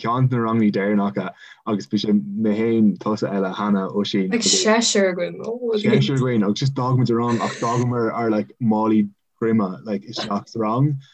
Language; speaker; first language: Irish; non-native, local second language; English